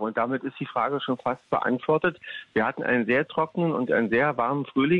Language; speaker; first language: German; native; German